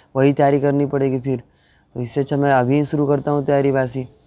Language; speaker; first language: Hindi; non-native, local second language; Bangla